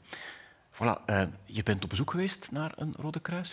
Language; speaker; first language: Dutch; native; Dutch